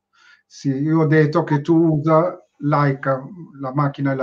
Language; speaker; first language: Italian; non-native, learner; Turkish